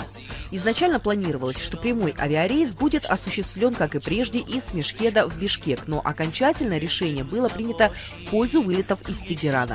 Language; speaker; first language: Russian; native; Russian